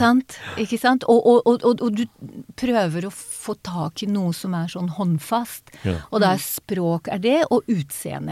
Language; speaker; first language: Norwegian; non-native, fluent; Hebrew